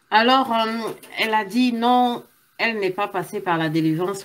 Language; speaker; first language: French; non-native, local second language; Lingala